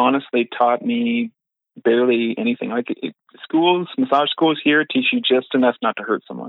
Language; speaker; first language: English; native; English